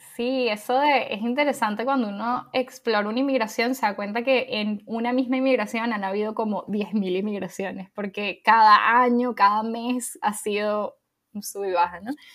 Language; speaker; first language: Spanish; native; Spanish